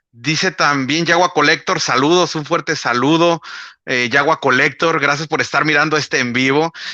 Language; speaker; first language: Spanish; native; Spanish